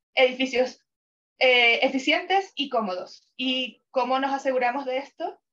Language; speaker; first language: Spanish; non-native, fluent; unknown